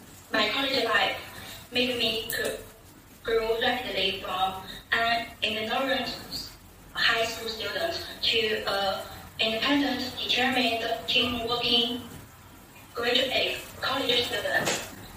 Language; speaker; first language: English; non-native, learner; Chinese